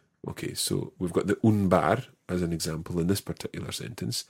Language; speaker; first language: English; native; English